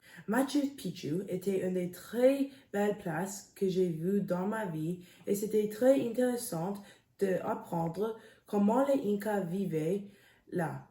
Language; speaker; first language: French; non-native, learner; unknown